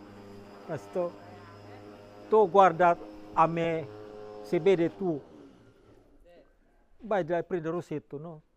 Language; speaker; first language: Italian; non-native, learner; Filipino